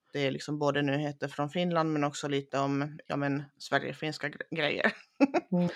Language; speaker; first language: Swedish; early bilingual, other home language; Finnish